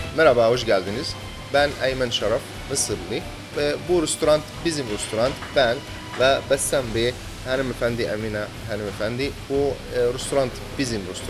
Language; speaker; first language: Turkish; non-native, learner; Arabic